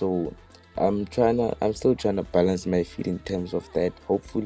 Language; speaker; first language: English; non-native, local second language; Southern Sotho